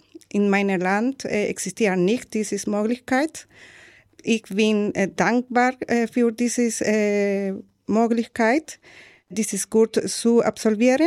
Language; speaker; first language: German; non-native, learner; Spanish